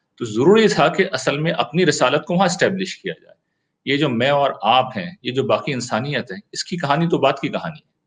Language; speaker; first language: Urdu; native; Urdu